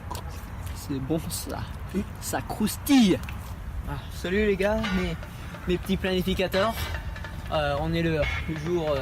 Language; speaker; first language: French; non-native, learner; English